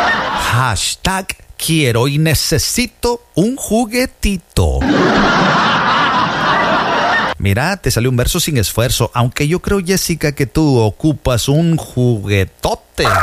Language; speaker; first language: Spanish; native; Spanish